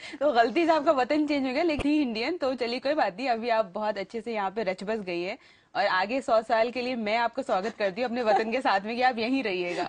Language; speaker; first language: Hindi; native; Hindi